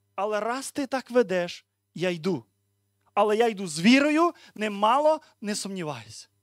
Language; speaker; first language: Ukrainian; native; Ukrainian